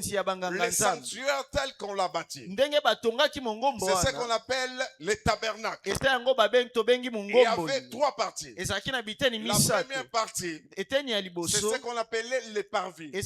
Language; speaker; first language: French; non-native, local second language; Lingala